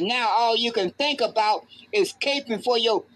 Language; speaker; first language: English; native; English